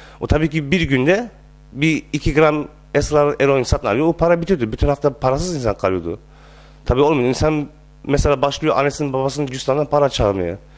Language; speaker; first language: Turkish; early bilingual, heritage; Turkish